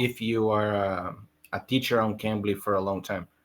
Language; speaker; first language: English; non-native, learner; Portuguese